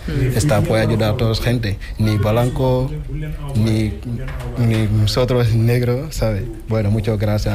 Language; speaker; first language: Spanish; non-native, learner; Wolof